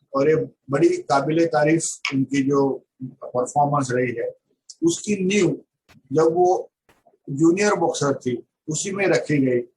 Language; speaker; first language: Hindi; non-native, local second language; Marathi